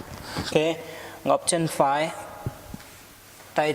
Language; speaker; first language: Vietnamese; non-native, learner; Hindi